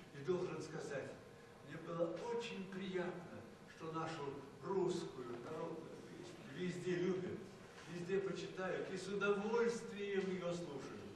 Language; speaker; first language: Russian; native; Russian